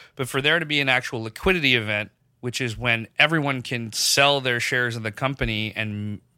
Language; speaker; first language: English; non-native, local second language; Urdu